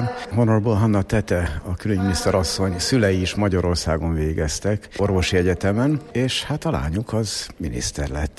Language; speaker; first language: Hungarian; native; Hungarian